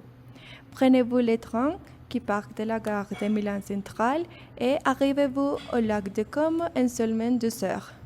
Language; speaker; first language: French; non-native, learner; Spanish